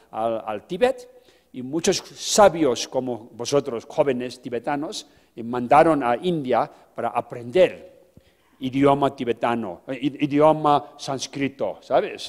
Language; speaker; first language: Spanish; non-native, fluent; Tibetan